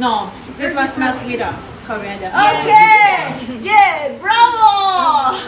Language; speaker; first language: English; non-native, learner; Thai